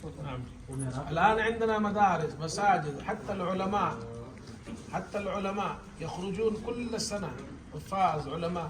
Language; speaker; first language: Arabic; non-native, fluent; Urdu